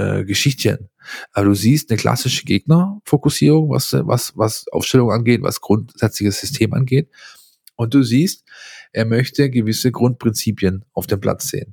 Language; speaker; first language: German; native; German